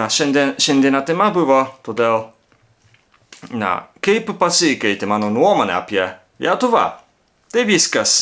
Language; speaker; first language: Lithuanian; non-native, learner; Japanese